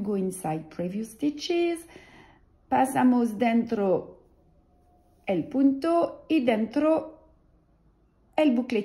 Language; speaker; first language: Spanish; non-native, learner; French